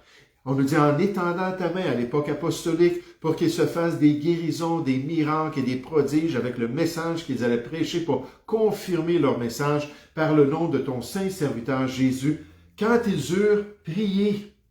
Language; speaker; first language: French; native; French